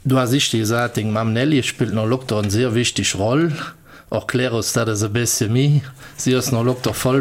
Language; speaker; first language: German; native; German